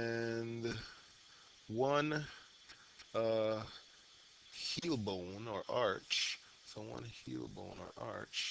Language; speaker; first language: English; native; English